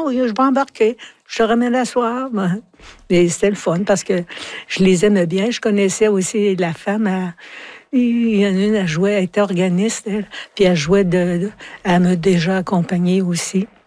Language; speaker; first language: French; native; French